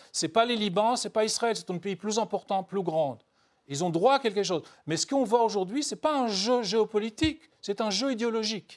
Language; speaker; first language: French; non-native, fluent; Hebrew